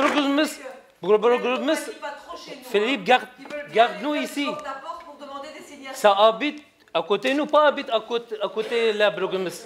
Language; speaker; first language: French; non-native, learner; Arabic